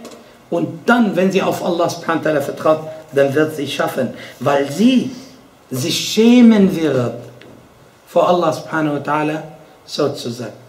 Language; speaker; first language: German; non-native, fluent; Arabic